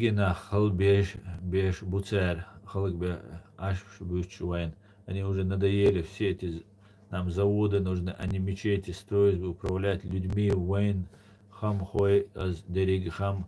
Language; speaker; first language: Russian; non-native, local second language; Chechen